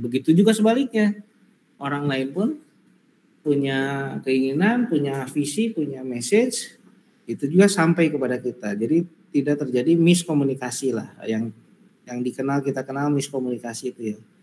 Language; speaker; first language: Indonesian; native; Indonesian